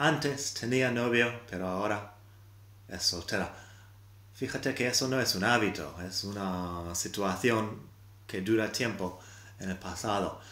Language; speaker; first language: Spanish; non-native, fluent; English